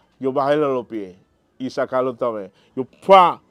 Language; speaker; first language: Spanish; non-native, learner; Haitian Creole